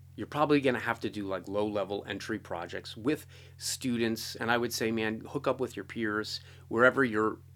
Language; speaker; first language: English; native; English